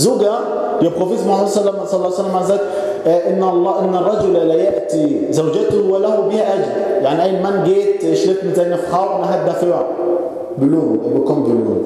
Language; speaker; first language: German; non-native, fluent; Arabic